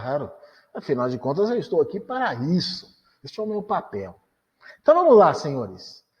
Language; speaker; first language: Portuguese; native; Portuguese